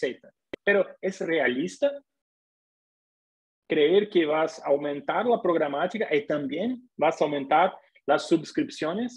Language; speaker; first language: Spanish; non-native, fluent; Portuguese